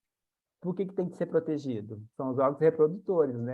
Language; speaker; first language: Portuguese; native; Portuguese